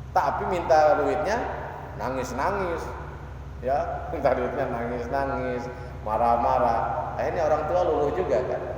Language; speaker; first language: Indonesian; non-native, local second language; Sundanese